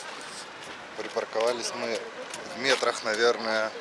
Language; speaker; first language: Russian; native; Russian